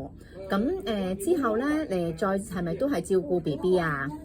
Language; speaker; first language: Cantonese; native; Cantonese